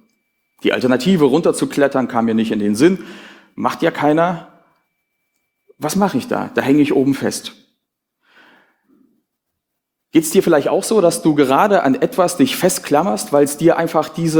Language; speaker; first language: German; native; German